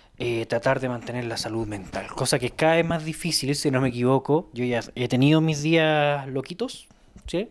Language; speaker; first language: Spanish; native; Spanish